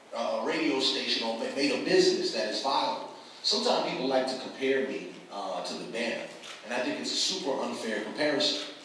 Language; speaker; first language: English; native; English